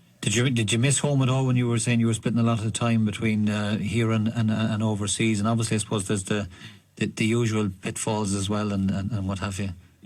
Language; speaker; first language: English; native; English